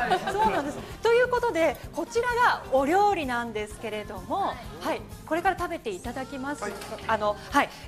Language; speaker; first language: Japanese; native; Japanese